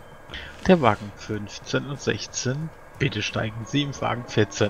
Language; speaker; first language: German; native; German